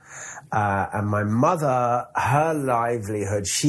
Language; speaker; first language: English; native; English